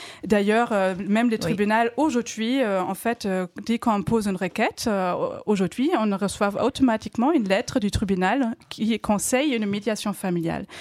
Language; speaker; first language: French; non-native, fluent; German